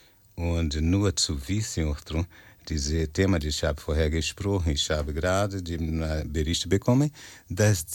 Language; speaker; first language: German; non-native, fluent; Portuguese